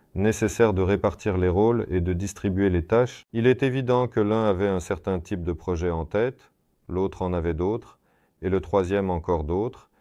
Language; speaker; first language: French; non-native, fluent; Russian